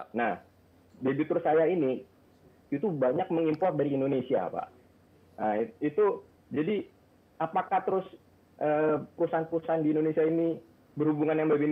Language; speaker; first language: Indonesian; native; Indonesian